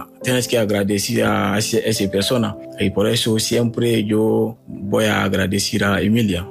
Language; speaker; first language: Spanish; non-native, learner; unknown